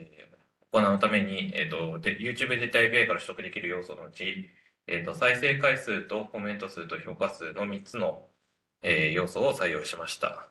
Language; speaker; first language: Japanese; native; Japanese